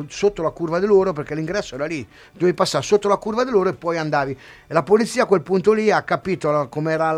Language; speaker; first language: Italian; native; Italian